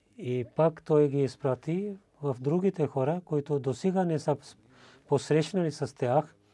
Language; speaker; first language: Bulgarian; non-native, learner; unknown